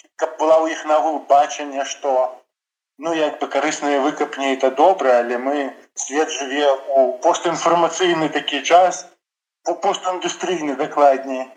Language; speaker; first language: Belarusian; non-native, local second language; Russian